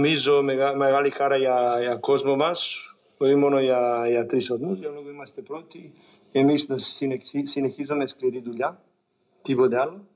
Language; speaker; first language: Greek; non-native, learner; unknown